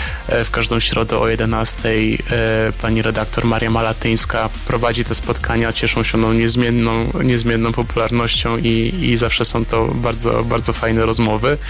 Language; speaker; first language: Polish; native; Polish